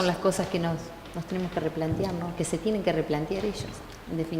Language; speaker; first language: Spanish; native; Spanish